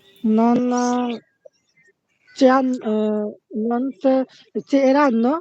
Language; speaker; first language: Italian; non-native, learner; Bangla